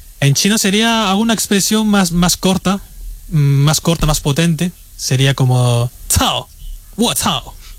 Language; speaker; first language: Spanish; non-native, fluent; Chinese